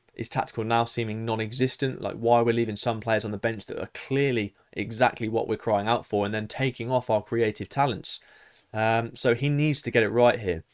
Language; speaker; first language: English; native; English